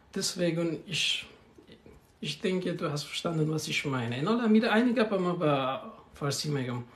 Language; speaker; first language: German; non-native, learner; Persian